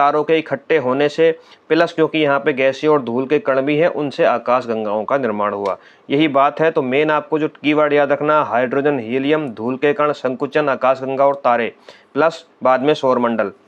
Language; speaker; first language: Hindi; native; Hindi